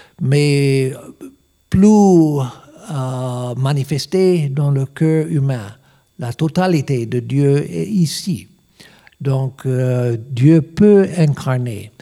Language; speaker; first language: French; non-native, learner; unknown